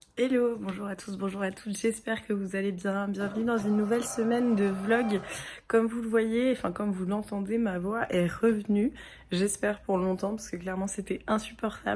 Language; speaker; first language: French; native; French